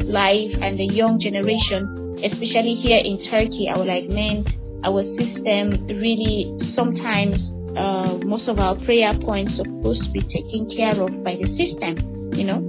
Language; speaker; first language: English; non-native, local second language; Hausa